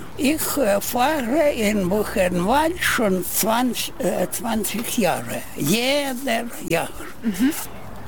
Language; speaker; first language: German; non-native, learner; Russian